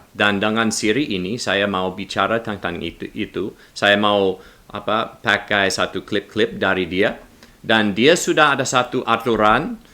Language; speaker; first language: Indonesian; non-native, learner; English